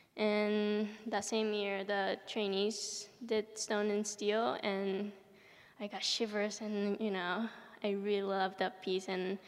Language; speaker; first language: English; early bilingual, other home language; Japanese